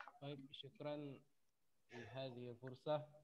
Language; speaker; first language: Arabic; non-native, fluent; Indonesian